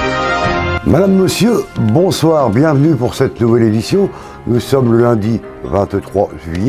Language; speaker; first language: French; native; French